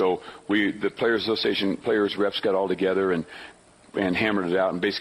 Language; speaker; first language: English; native; English